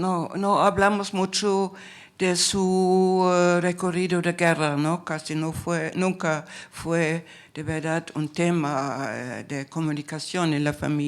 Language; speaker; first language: Spanish; non-native, fluent; German